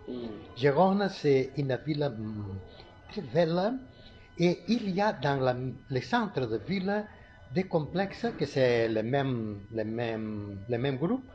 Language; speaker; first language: French; non-native, learner; Catalan